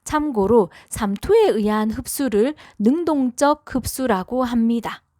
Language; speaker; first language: Korean; native; Korean